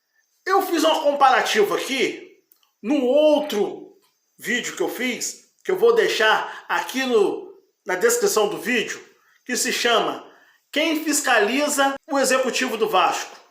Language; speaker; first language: Portuguese; native; Portuguese